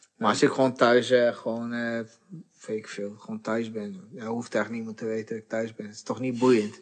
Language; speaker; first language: Dutch; early bilingual, other home language; Portuguese